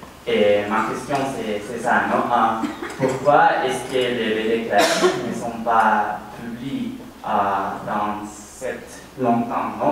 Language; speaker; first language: French; non-native, learner; Spanish